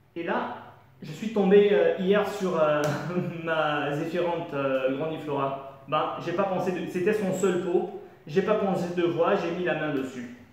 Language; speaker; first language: French; non-native, local second language; Arabic